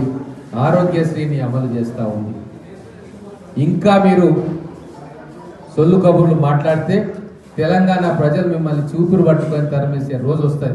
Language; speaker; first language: Telugu; native; Telugu